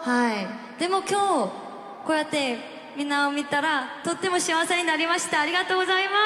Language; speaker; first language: Japanese; non-native, fluent; Korean